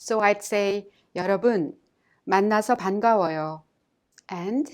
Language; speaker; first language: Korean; non-native, fluent; English